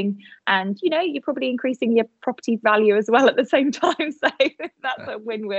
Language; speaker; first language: English; native; English